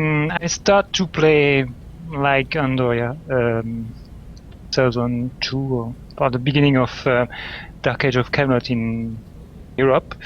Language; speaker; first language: English; non-native, learner; French